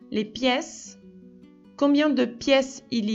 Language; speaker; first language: French; non-native, fluent; Spanish